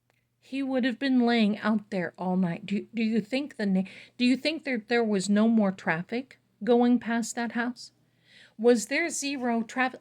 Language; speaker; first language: English; native; English